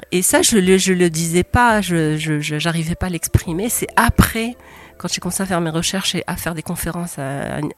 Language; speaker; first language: French; non-native, local second language; Arabic